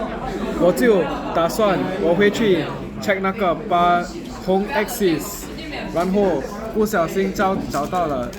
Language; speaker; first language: Chinese; non-native, learner; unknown